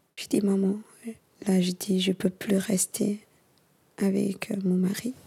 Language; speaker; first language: French; early bilingual, other home language; Somali